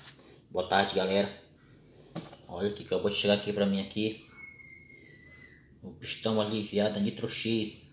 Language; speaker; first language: Portuguese; native; Portuguese